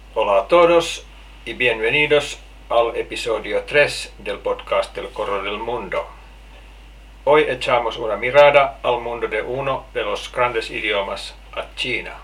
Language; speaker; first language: Spanish; non-native, learner; Finnish